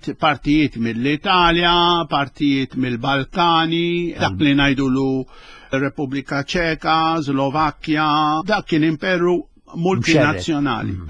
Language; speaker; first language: Maltese; early bilingual, other home language; Spanish